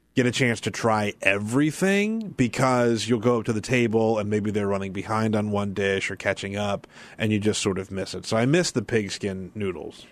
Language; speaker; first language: English; native; English